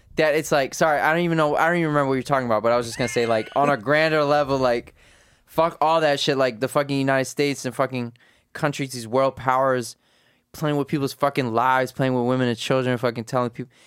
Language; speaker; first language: English; native; English